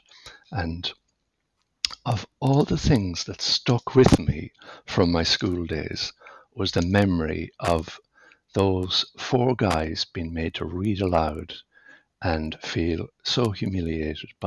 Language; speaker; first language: English; native; English